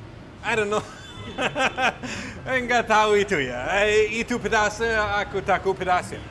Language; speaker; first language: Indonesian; non-native, learner; English